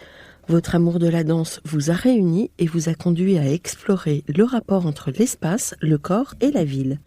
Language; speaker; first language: French; native; French